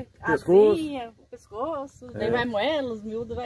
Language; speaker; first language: Portuguese; native; Portuguese